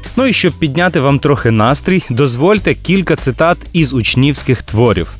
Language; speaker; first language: Ukrainian; native; Ukrainian